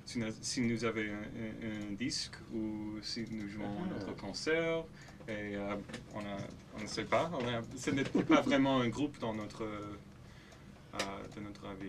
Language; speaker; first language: French; non-native, local second language; English